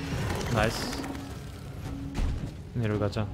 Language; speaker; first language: Korean; non-native, learner; German